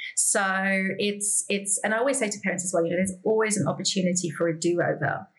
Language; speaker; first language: English; native; English